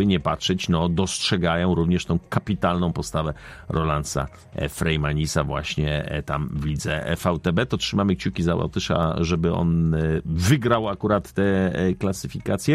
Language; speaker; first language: Polish; native; Polish